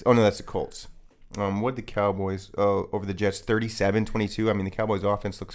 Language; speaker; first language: English; native; English